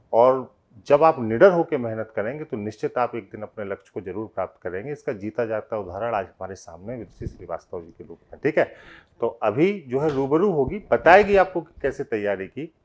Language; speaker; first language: Hindi; native; Hindi